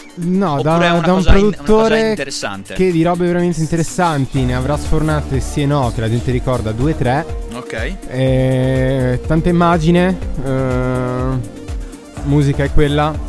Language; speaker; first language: Italian; native; Italian